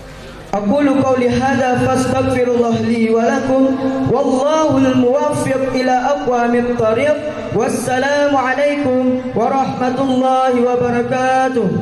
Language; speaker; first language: Arabic; non-native, learner; Indonesian